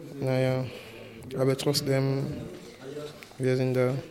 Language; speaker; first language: German; non-native, learner; French